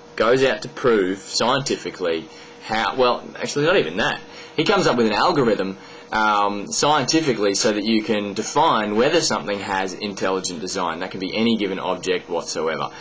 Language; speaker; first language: English; native; English